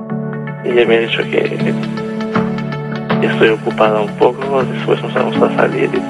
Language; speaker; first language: Spanish; non-native, learner; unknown